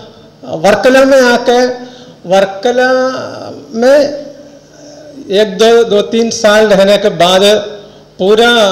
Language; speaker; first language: Hindi; non-native, local second language; Malayalam